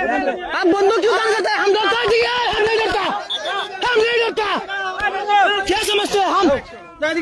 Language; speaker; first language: Hindi; non-native, learner; Bangla